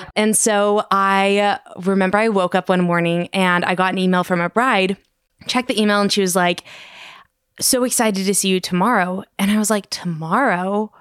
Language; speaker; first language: English; native; English